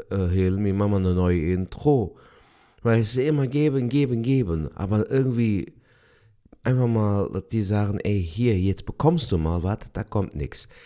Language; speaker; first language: German; early bilingual, other home language; Turkish